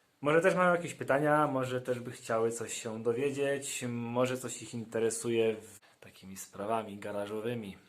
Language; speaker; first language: Polish; native; Polish